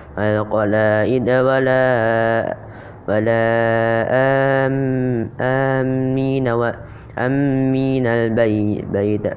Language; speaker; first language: Arabic; non-native, learner; Indonesian